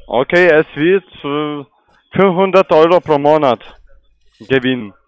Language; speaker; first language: German; non-native, learner; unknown